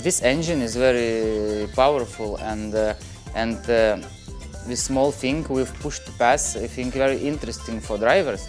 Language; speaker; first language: English; non-native, learner; Lithuanian